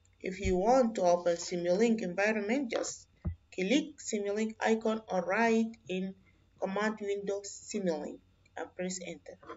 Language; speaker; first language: English; non-native, fluent; Arabic